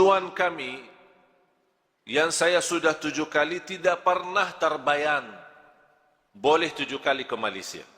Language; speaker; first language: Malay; non-native, fluent; Arabic